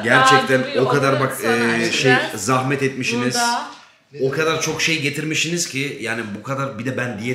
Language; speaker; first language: Turkish; native; Turkish